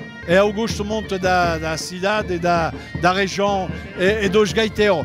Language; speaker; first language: Portuguese; non-native, learner; French